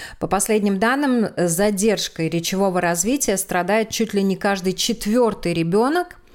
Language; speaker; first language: Russian; native; Russian